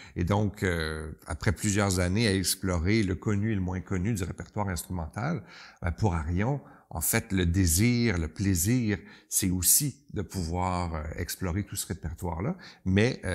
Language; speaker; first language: French; native; French